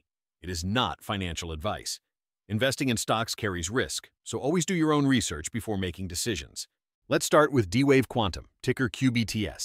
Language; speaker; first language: English; native; English